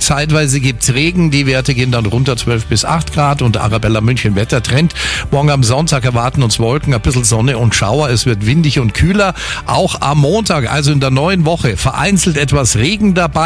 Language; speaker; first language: German; native; German